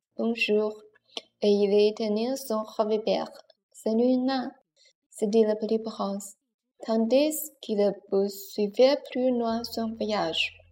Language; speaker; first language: French; non-native, learner; Chinese